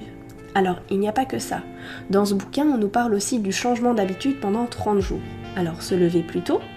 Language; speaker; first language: French; native; French